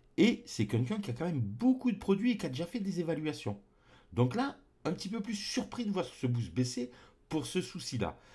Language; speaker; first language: French; native; French